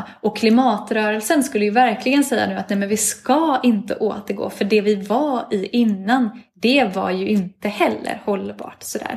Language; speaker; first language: Swedish; native; Swedish